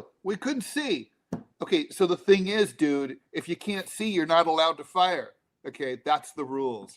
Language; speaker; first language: English; native; English